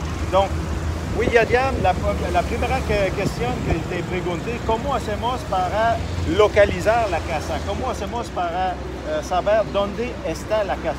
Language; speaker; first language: Spanish; non-native, learner; French